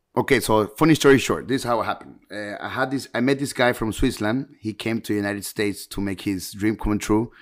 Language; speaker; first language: English; early bilingual, heritage; Spanish